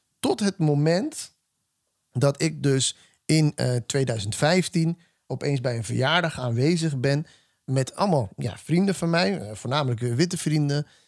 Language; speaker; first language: Dutch; native; Dutch